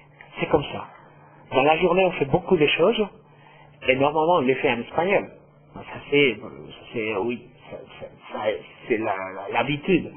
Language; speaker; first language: French; non-native, fluent; Spanish